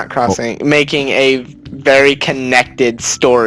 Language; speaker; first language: English; native; English